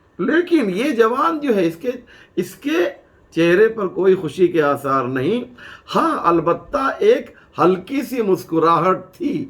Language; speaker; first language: Urdu; native; Urdu